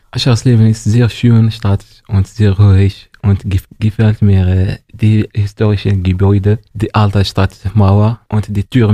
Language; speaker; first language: German; non-native, learner; Arabic